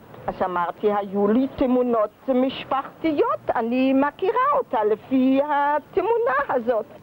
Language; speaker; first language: Hebrew; early bilingual, other home language; German